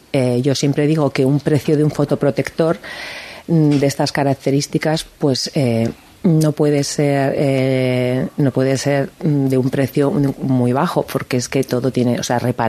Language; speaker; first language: Spanish; native; Spanish